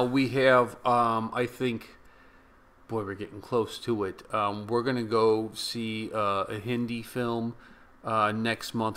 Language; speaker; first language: English; native; English